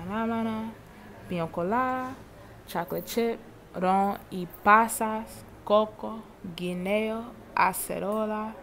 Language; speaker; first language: Spanish; non-native, learner; English